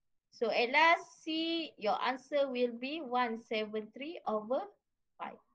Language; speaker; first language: English; non-native, local second language; Malay